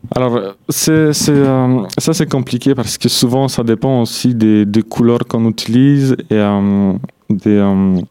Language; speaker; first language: French; non-native, fluent; Polish